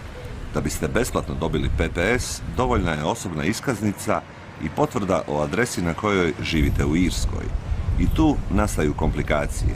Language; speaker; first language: Croatian; native; Croatian